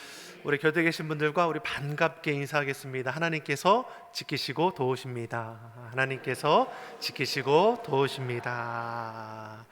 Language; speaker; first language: Korean; native; Korean